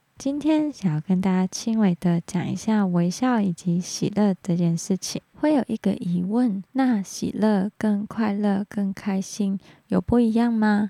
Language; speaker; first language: Chinese; non-native, local second language; Cantonese